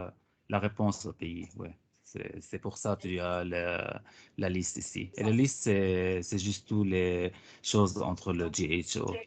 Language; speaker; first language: French; non-native, fluent; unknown